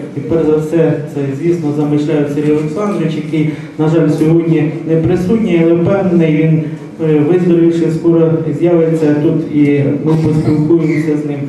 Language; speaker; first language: Ukrainian; native; Ukrainian